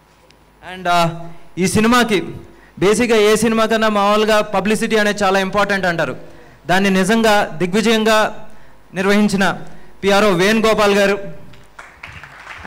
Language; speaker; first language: Telugu; native; Telugu